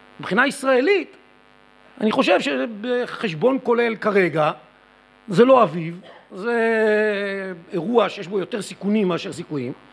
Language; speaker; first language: Hebrew; native; Hebrew